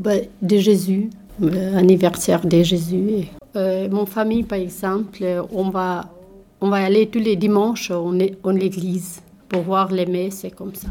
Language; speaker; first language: French; non-native, learner; Albanian